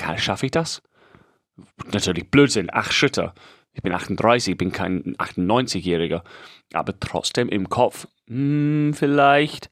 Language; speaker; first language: German; non-native, fluent; English